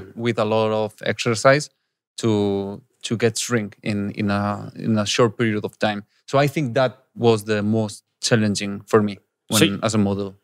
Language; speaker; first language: English; non-native, fluent; Spanish